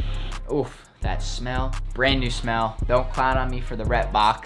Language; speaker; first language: English; native; English